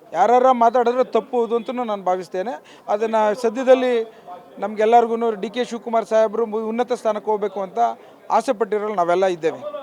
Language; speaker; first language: Kannada; native; Kannada